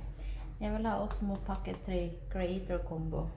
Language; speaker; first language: Swedish; non-native, learner; Filipino